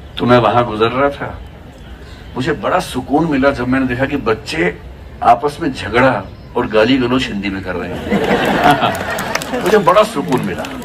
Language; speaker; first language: Hindi; native; Hindi